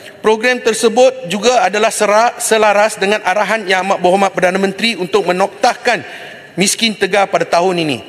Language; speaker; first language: Malay; non-native, local second language; Tamil